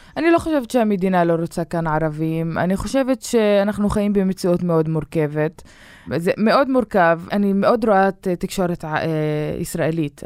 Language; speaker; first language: Hebrew; non-native, local second language; Arabic